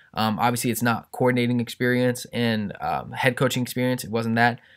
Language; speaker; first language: English; native; English